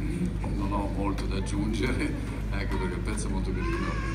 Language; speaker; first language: Italian; native; Italian